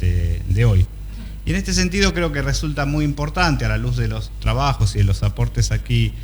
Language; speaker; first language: Spanish; native; Spanish